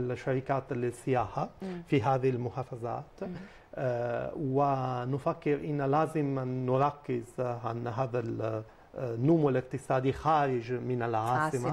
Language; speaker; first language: Arabic; non-native, fluent; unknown